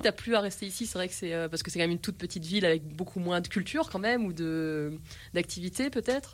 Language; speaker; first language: French; native; French